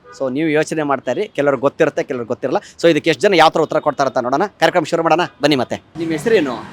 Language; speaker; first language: Kannada; native; Kannada